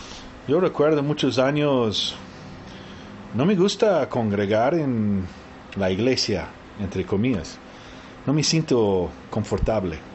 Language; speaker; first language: Spanish; early bilingual, heritage; Spanish